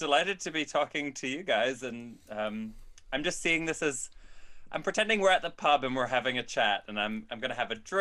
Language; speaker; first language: English; native; English